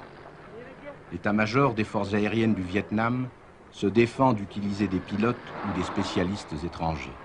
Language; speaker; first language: French; native; French